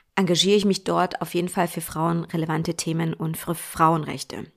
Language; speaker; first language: German; native; German